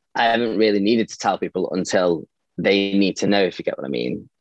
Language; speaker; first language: English; native; English